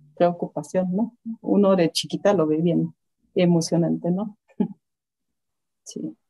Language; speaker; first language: Spanish; non-native, fluent; German